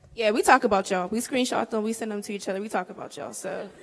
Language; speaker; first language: English; native; English